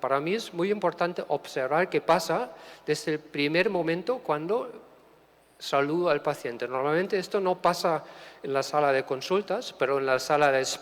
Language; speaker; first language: Spanish; non-native, fluent; German